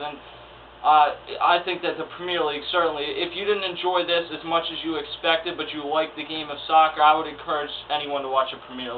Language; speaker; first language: English; native; English